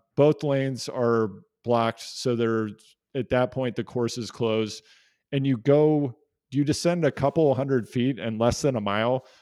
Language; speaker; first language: English; native; English